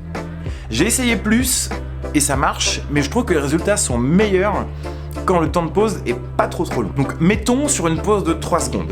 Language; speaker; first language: French; native; French